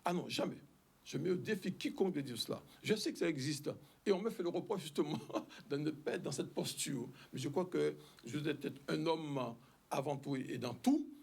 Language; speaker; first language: French; native; French